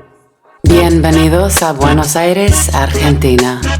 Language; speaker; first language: Spanish; non-native, learner; English